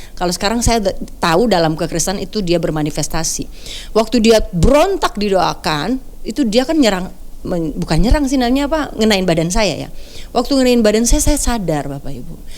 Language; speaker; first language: Indonesian; native; Indonesian